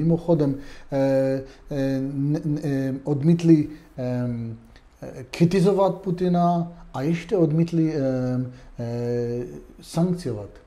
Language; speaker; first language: Czech; non-native, fluent; Hebrew